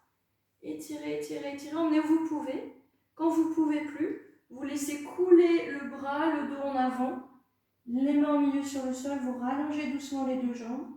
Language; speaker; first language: French; native; French